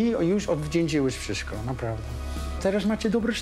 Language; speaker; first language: Polish; non-native, learner; Dutch